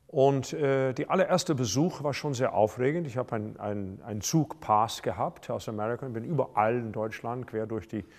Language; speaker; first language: German; non-native, fluent; English